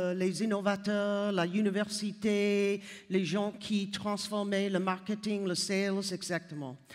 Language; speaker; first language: French; non-native, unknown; English